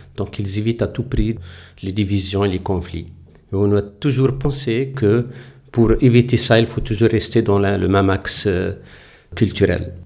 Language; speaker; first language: French; non-native, local second language; Kabyle